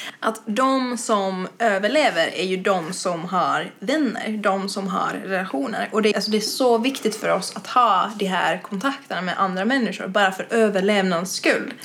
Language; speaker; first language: Swedish; native; Swedish